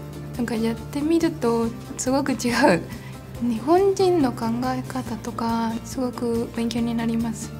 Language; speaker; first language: Japanese; non-native, fluent; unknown